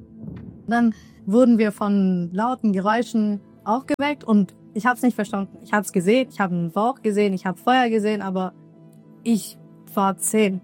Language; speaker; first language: German; early bilingual, other home language; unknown